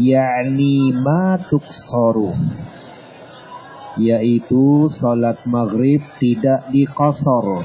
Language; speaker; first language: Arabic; non-native, fluent; Indonesian